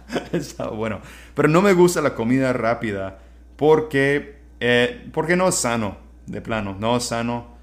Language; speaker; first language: Spanish; non-native, fluent; English